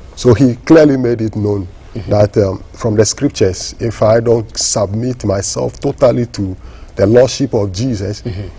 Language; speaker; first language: English; non-native, local second language; Ewe